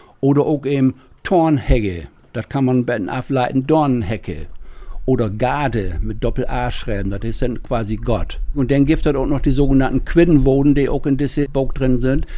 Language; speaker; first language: German; native; German